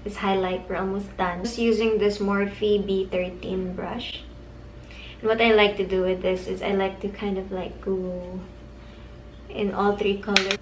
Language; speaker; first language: English; non-native, local second language; Filipino